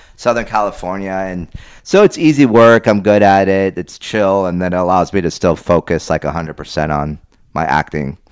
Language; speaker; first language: English; early bilingual, other home language; Spanish